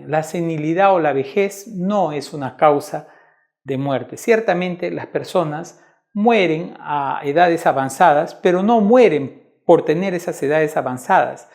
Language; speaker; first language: Spanish; native; Spanish